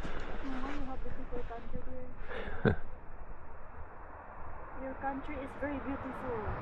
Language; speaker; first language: English; non-native, learner; Filipino